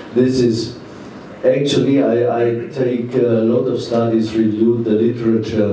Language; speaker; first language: English; non-native, fluent; German